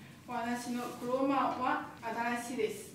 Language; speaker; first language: Japanese; non-native, learner; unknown